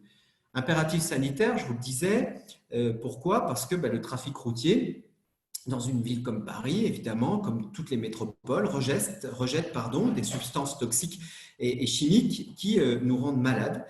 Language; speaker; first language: French; native; French